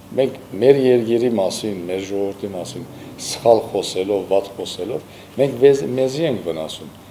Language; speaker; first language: Armenian; early bilingual, heritage; Armenian